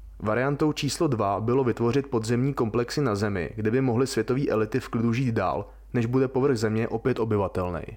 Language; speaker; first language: Czech; native; Czech